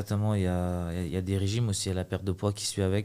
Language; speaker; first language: French; early bilingual, other home language; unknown